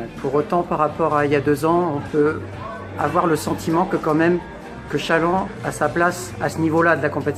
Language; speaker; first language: French; native; French